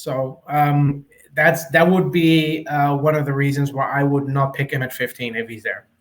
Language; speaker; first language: English; native; English